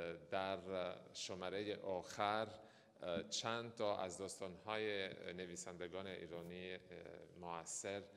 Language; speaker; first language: Persian; non-native, fluent; Italian